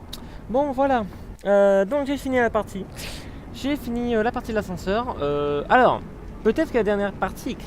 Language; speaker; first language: French; native; French